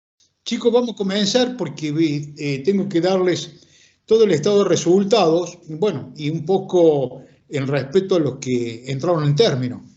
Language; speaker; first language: Spanish; native; Spanish